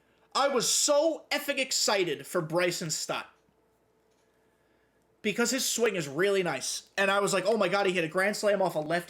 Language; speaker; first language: English; native; English